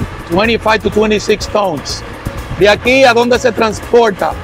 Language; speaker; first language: Spanish; native; Spanish